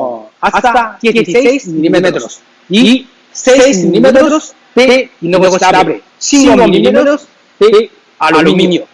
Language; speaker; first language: Spanish; non-native, learner; Chinese